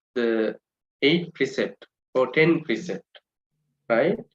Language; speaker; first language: English; non-native, local second language; Sinhala